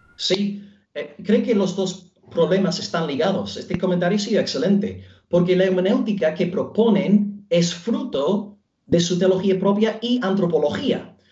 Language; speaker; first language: Spanish; non-native, fluent; English